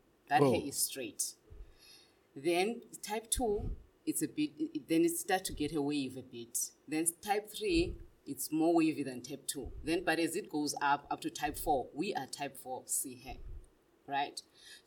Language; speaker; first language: English; non-native, local second language; Xhosa